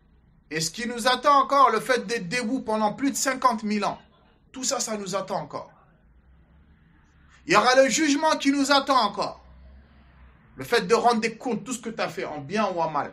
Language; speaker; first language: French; native; French